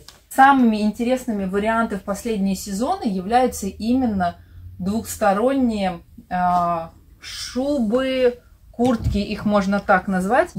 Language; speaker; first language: Russian; native; Russian